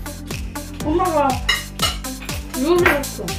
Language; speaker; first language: Korean; non-native, fluent; Filipino